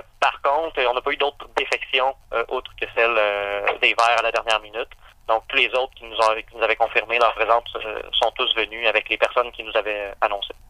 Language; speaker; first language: French; native; French